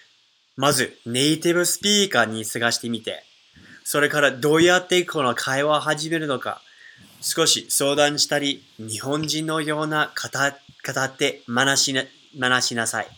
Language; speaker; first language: Japanese; non-native, fluent; English